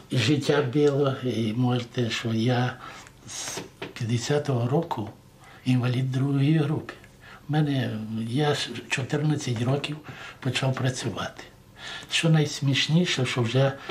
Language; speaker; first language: Ukrainian; native; Ukrainian